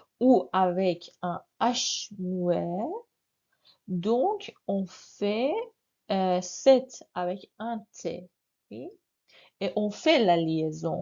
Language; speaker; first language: French; non-native, fluent; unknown